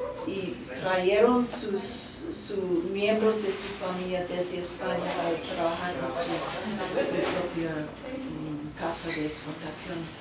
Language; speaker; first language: Spanish; non-native, fluent; English